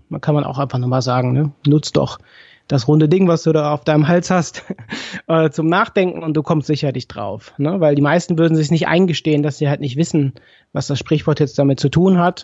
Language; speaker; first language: German; native; German